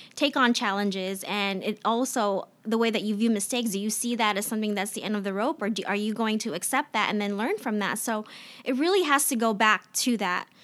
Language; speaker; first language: English; non-native, local second language; Filipino